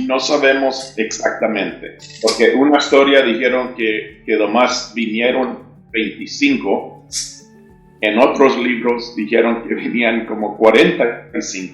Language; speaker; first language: Spanish; early bilingual, heritage; English